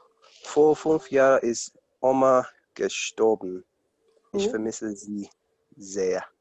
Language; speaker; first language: German; non-native, learner; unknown